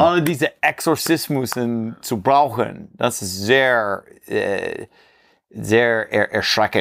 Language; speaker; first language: German; non-native, learner; English